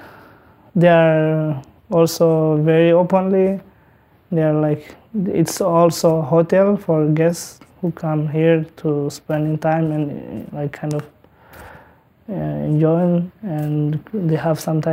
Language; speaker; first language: English; non-native, learner; Tigrinya